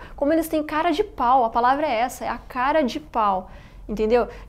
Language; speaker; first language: Portuguese; early bilingual, other home language; Arabic